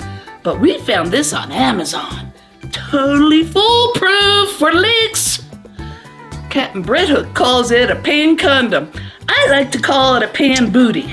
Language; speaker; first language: English; native; English